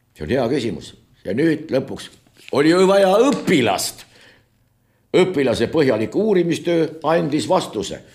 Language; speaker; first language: Estonian; native; Estonian